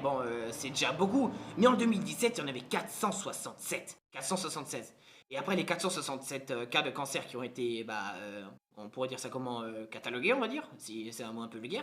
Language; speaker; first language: French; native; French